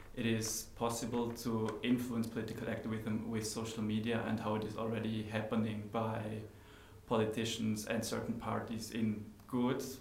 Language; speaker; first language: English; non-native, fluent; German